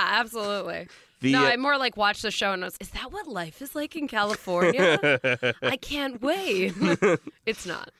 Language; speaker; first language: English; native; English